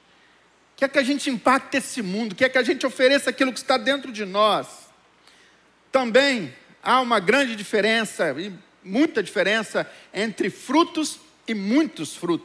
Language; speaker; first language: Portuguese; native; Portuguese